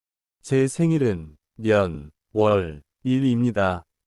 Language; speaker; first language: Korean; non-native, learner; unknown